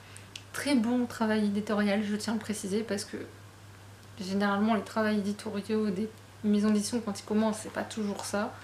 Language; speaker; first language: French; native; French